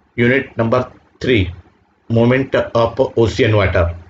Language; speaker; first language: English; non-native, local second language; Marathi